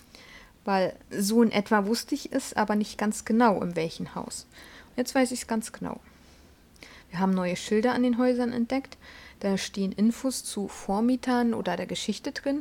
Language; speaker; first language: German; native; German